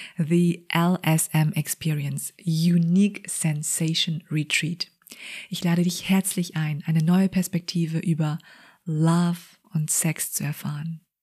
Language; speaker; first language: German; early bilingual, other home language; Vietnamese